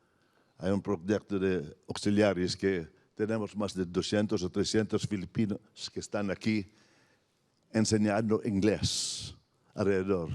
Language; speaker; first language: Spanish; non-native, fluent; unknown